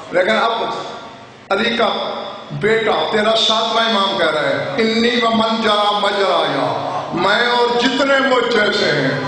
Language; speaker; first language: Urdu; non-native, local second language; Saraiki